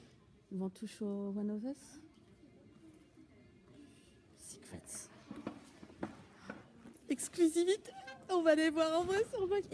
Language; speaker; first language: French; native; French